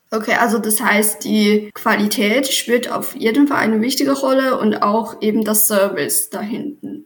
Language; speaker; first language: German; non-native, fluent; Chinese